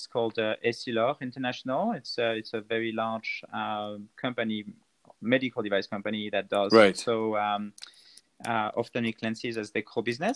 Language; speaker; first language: English; non-native, fluent; French